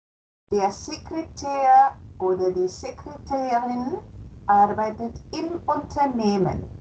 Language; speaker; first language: German; non-native, fluent; Spanish